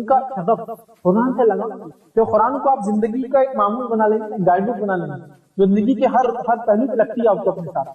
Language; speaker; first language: Urdu; native; Urdu